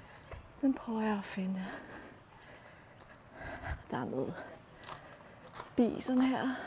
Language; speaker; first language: Danish; non-native, fluent; Polish